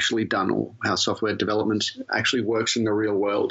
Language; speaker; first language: English; native; English